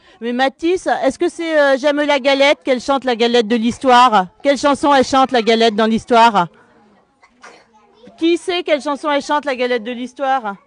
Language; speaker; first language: French; native; French